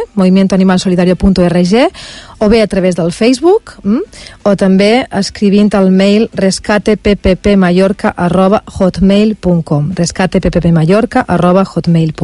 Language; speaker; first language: Catalan; native; Catalan